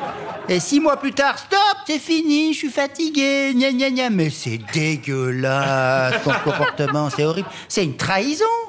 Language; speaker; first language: French; native; French